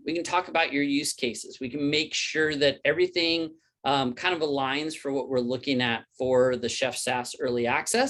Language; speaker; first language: English; native; English